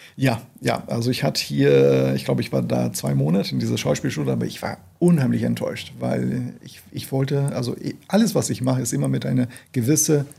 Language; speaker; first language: German; non-native, fluent; Portuguese